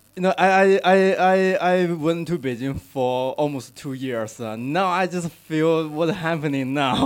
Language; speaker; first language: English; non-native, learner; Chinese